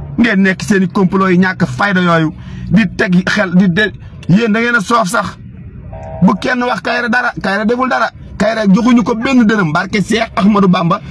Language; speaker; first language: Wolof; native; Wolof